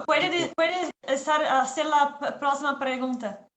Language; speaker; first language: Spanish; non-native, learner; Portuguese